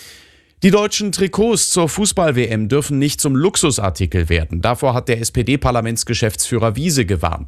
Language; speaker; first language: German; native; German